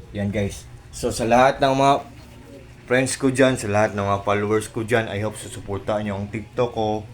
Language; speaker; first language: Filipino; non-native, local second language; Cebuano